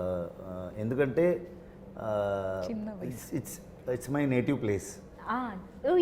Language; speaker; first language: Telugu; non-native, learner; Kannada